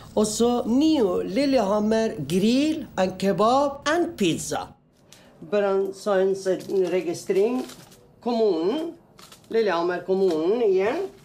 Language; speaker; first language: Norwegian; non-native, fluent; Persian